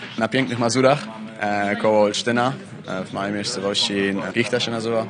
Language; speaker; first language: Polish; non-native, fluent; German